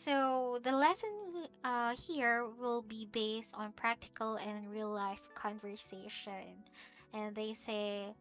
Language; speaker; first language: English; non-native, local second language; Filipino